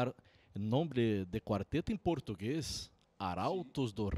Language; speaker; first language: Spanish; non-native, learner; Portuguese